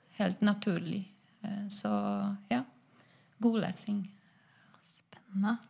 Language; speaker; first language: Norwegian; non-native, fluent; Polish